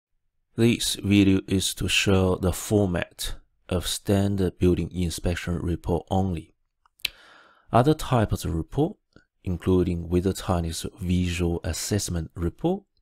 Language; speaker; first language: English; non-native, fluent; Chinese